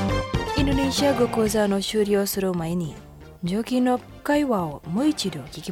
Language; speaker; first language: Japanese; non-native, fluent; Indonesian